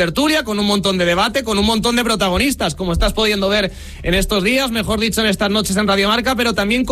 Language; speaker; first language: Spanish; native; Spanish